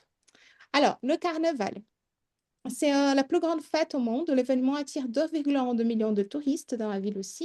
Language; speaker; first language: French; non-native, fluent; Portuguese